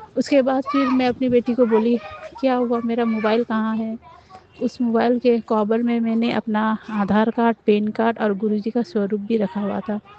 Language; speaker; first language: Hindi; non-native, local second language; Nepali